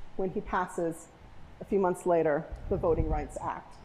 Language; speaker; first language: English; native; English